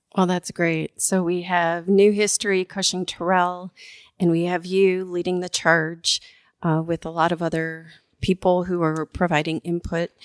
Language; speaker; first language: English; native; English